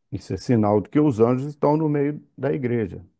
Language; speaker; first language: Portuguese; native; Portuguese